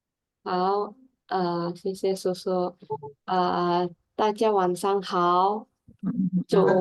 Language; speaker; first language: Chinese; non-native, learner; Indonesian